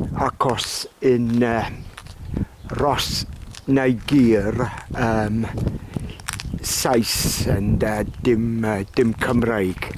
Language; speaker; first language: Welsh; non-native, learner; English